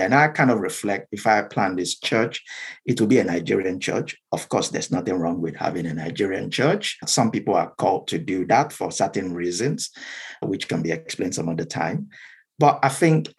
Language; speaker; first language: English; non-native, local second language; Yoruba